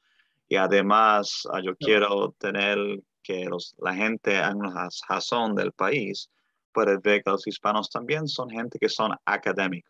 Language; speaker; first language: Spanish; early bilingual, heritage; Spanish